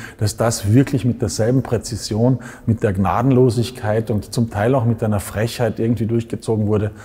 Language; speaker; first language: German; non-native, local second language; Slovenian